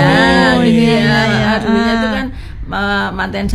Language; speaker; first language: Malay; non-native, local second language; Javanese